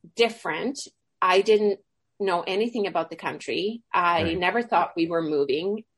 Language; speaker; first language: English; early bilingual, other home language; Swedish